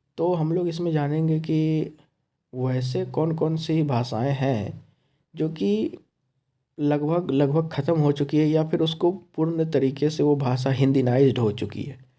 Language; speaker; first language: Hindi; native; Hindi